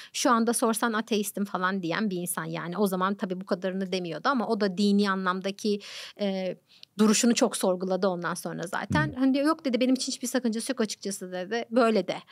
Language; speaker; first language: Turkish; native; Turkish